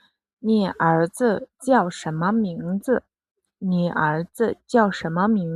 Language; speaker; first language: Chinese; non-native, fluent; Mongolian